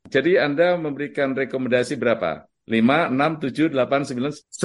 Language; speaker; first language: Indonesian; native; Indonesian